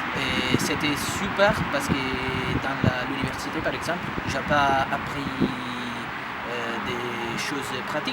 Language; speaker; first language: French; non-native, fluent; Italian